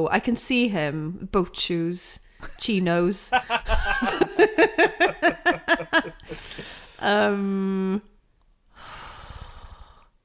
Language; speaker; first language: English; non-native, local second language; Welsh